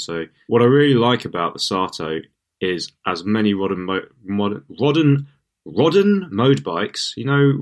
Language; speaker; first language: English; native; English